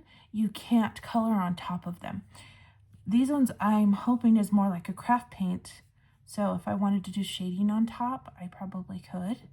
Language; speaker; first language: English; native; English